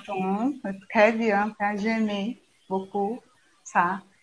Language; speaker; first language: French; non-native, learner; Portuguese